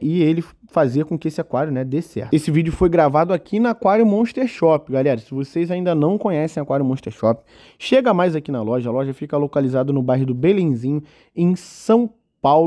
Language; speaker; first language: Portuguese; native; Portuguese